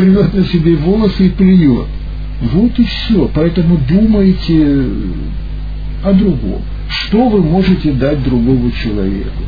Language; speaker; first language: Russian; native; Russian